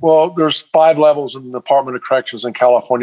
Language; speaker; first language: English; native; English